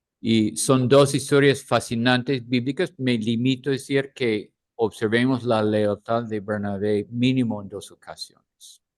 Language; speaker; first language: Spanish; non-native, fluent; English